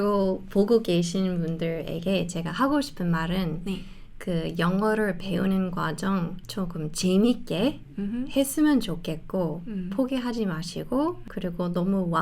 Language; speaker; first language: Korean; non-native, fluent; English